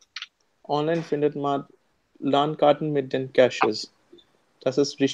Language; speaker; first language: German; non-native, learner; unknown